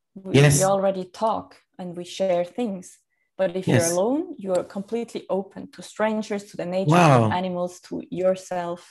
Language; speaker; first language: English; non-native, fluent; Swiss German